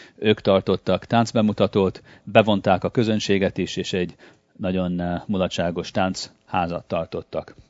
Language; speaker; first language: Hungarian; early bilingual, heritage; Hungarian